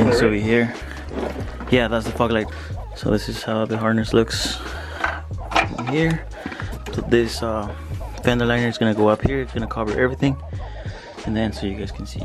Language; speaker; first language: English; native; English